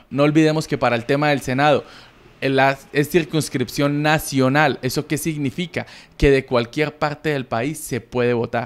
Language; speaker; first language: Spanish; native; Spanish